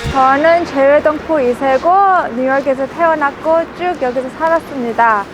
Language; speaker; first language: Korean; early bilingual, heritage; English